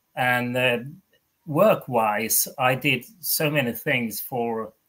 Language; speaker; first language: English; non-native, fluent; Swedish